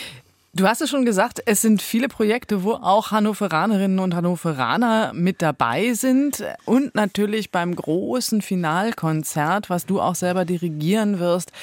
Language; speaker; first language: German; native; German